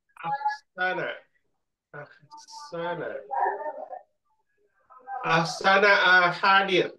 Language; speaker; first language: Arabic; non-native, learner; Indonesian